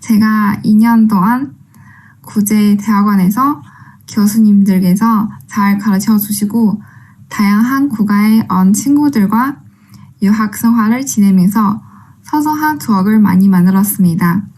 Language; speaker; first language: Korean; non-native, fluent; Chinese